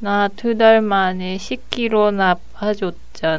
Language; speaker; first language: Korean; non-native, learner; Japanese